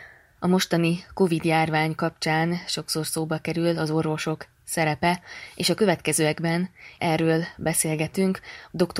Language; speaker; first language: Hungarian; native; Hungarian